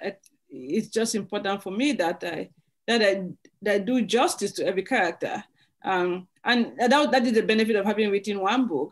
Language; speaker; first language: English; native; English